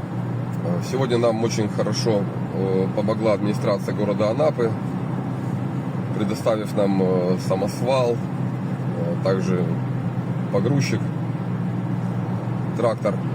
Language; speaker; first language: Russian; native; Russian